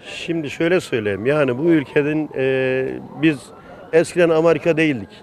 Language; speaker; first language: Turkish; native; Turkish